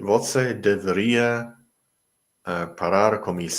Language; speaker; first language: Portuguese; non-native, learner; English